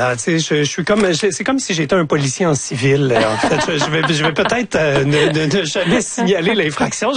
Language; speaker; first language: French; native; French